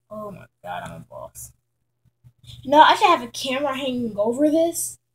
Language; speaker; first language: English; native; English